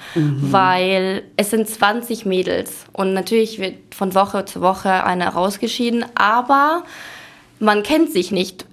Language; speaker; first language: German; early bilingual, other home language; Ukrainian